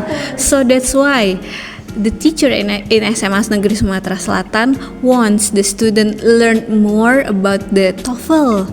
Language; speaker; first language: English; non-native, learner; Indonesian